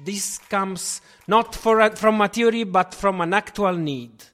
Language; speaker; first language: English; non-native, fluent; Italian